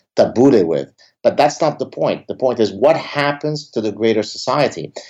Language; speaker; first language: English; early bilingual, other home language; Arabic